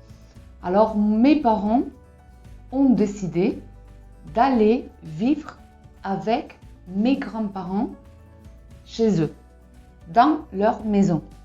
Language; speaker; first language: French; non-native, fluent; Spanish